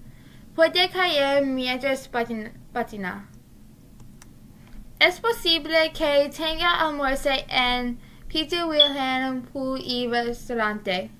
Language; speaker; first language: Spanish; non-native, learner; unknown